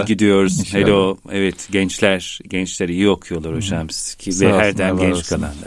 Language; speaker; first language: Turkish; native; Turkish